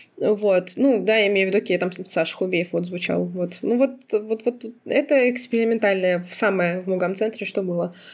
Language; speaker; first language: Russian; non-native, local second language; Azerbaijani